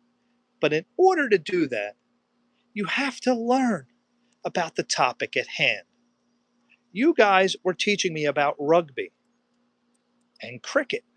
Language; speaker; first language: English; native; English